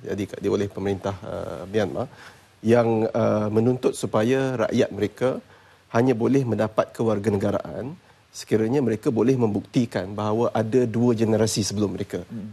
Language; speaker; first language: Malay; native; Malay